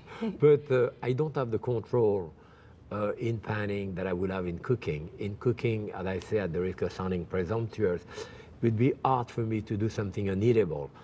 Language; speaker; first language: English; non-native, fluent; French